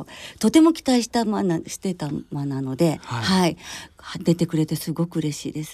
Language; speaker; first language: Japanese; native; Japanese